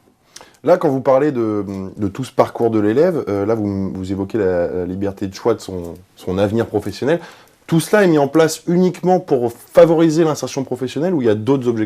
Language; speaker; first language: French; native; French